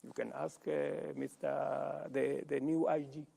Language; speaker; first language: English; non-native, local second language; Kalenjin